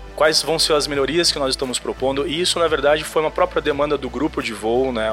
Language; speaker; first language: Portuguese; native; Portuguese